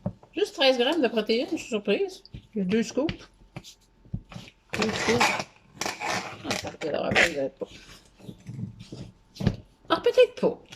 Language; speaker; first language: French; native; French